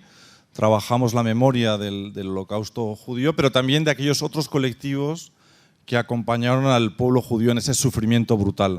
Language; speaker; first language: Spanish; native; Spanish